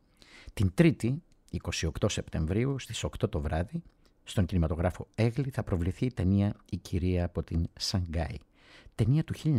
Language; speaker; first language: Greek; native; Greek